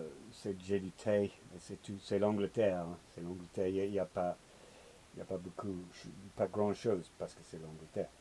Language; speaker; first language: French; non-native, learner; English